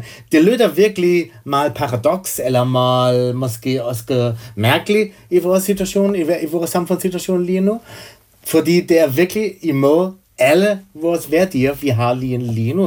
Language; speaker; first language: Danish; non-native, fluent; German